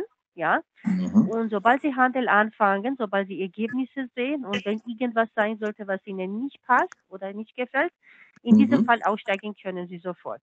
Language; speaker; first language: German; non-native, fluent; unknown